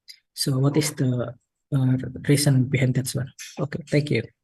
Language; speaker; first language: English; non-native, learner; Indonesian